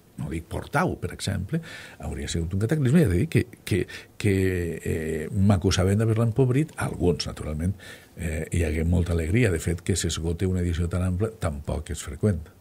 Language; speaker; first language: Catalan; native; Catalan